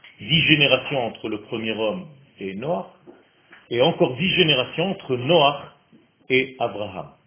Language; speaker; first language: French; non-native, fluent; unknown